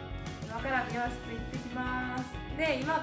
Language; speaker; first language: Japanese; native; Japanese